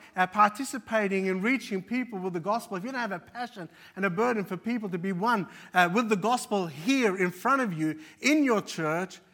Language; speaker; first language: English; early bilingual, other home language; Arabic